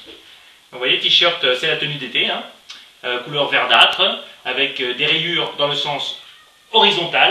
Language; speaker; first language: French; native; French